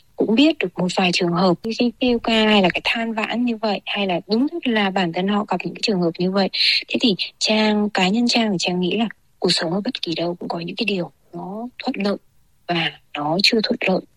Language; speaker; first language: Vietnamese; native; Vietnamese